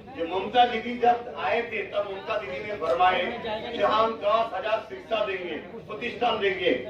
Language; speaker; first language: Hindi; non-native, local second language; Bangla